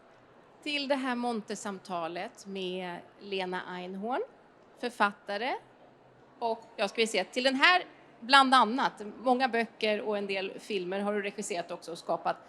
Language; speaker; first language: Swedish; non-native, fluent; Polish